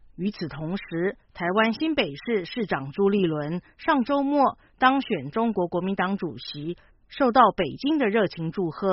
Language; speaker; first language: Chinese; native; Chinese